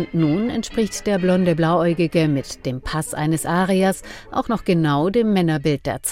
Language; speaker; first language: German; native; German